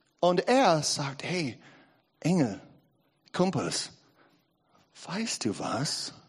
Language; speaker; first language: German; non-native, learner; English